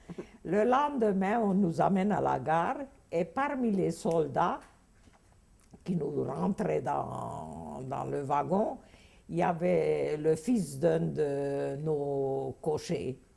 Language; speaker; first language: French; non-native, fluent; Hungarian